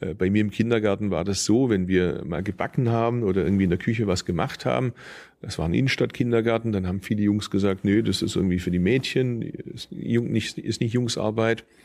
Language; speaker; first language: German; early bilingual, other home language; Turkish